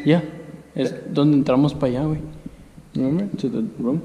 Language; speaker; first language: Spanish; early bilingual, other home language; English